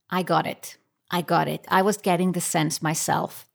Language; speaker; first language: English; non-native, fluent; Icelandic